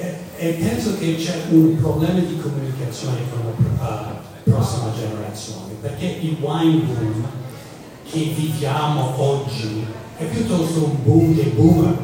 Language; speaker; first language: Italian; non-native, fluent; English